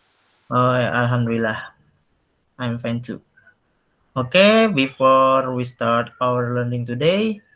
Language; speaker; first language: English; non-native, local second language; Indonesian